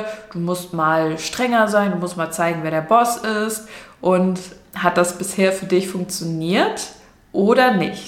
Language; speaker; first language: German; native; German